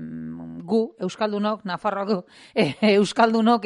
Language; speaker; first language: Basque; native; Basque